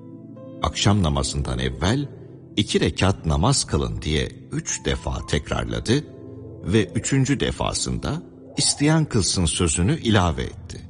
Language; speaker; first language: Turkish; native; Turkish